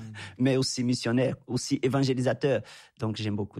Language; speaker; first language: French; non-native, fluent; Portuguese